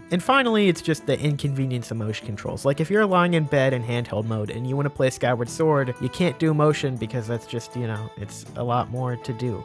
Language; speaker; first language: English; native; English